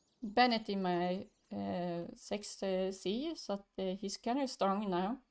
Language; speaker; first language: English; non-native, learner; Swedish